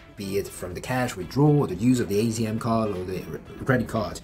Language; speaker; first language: English; non-native, local second language; Cantonese